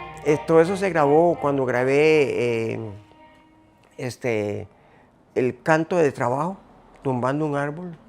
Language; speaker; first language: Spanish; native; Spanish